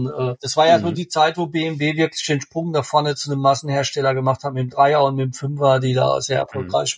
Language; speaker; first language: German; native; German